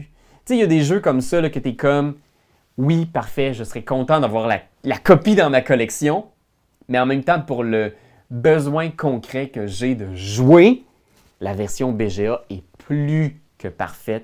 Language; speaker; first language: French; native; French